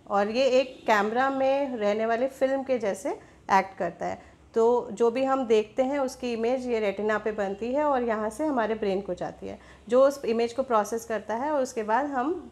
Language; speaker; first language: Hindi; native; Hindi